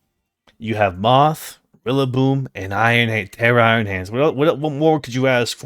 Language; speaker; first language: English; native; English